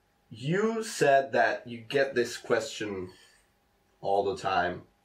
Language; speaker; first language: English; non-native, fluent; Czech